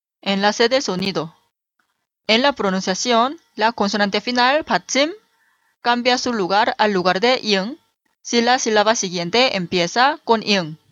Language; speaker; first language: Spanish; non-native, fluent; Korean